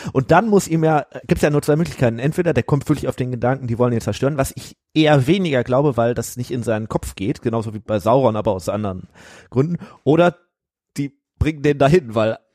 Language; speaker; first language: German; native; German